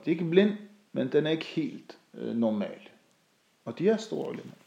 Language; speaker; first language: Danish; non-native, fluent; Arabic